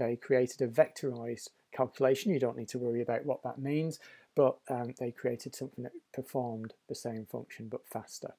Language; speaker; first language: English; native; English